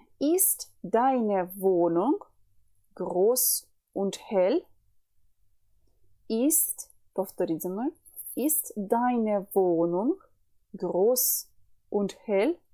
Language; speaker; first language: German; non-native, fluent; Ukrainian